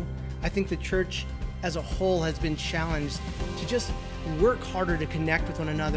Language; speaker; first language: English; native; English